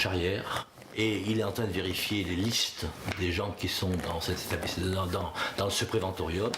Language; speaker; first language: French; native; French